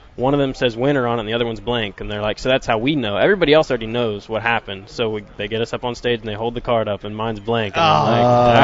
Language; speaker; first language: English; native; English